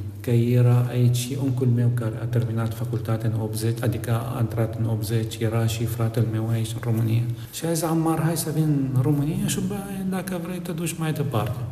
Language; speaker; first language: Romanian; non-native, learner; Arabic